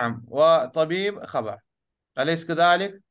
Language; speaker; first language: Arabic; non-native, fluent; Urdu